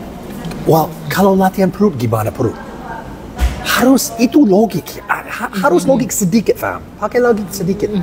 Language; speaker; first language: Indonesian; non-native, learner; English